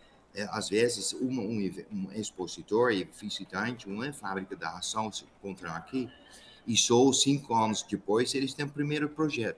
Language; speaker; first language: Portuguese; non-native, fluent; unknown